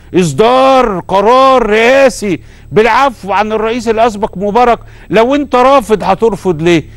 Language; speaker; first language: Egyptian Arabic; native; Egyptian Arabic